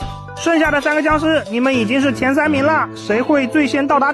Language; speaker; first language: Chinese; native; Chinese